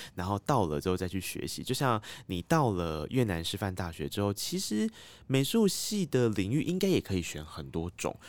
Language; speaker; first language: Chinese; native; Chinese